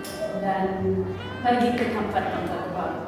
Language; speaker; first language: Indonesian; non-native, learner; Amharic